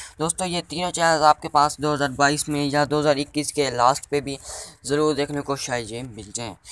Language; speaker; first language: Hindi; native; Hindi